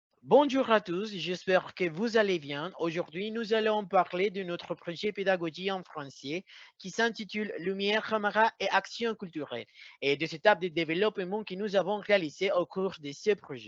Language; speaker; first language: French; non-native, fluent; Spanish